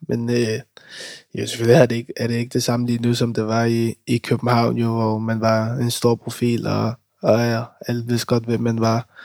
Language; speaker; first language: Danish; early bilingual, other home language; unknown